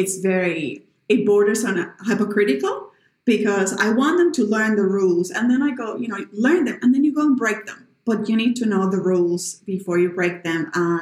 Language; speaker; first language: English; non-native, fluent; Spanish